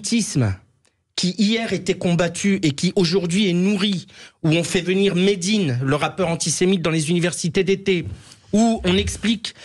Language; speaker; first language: French; native; French